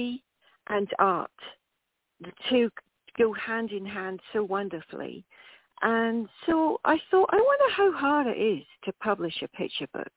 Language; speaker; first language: English; native; English